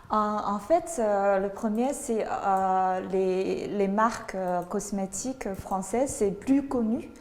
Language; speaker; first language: French; non-native, fluent; Chinese